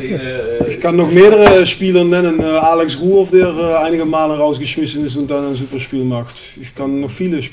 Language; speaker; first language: German; non-native, fluent; Dutch